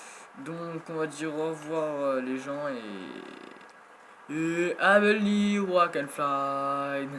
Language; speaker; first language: French; native; French